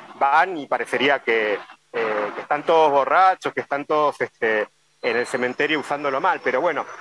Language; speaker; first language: Spanish; native; Spanish